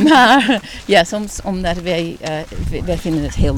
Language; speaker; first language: Dutch; early bilingual, heritage; Dutch